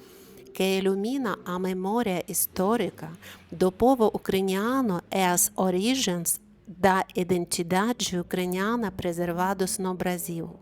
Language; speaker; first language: Portuguese; non-native, fluent; Ukrainian